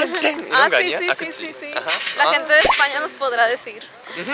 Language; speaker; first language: Spanish; native; Spanish